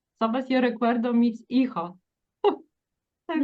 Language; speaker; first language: Spanish; non-native, fluent; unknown